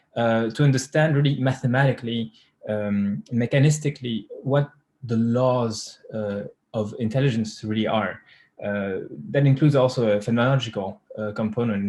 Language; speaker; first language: English; non-native, fluent; French